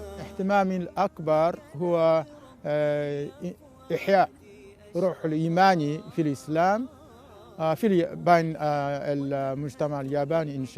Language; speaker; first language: Arabic; non-native, fluent; Japanese